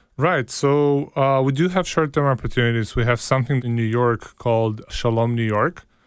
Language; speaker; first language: English; early bilingual, other home language; Hebrew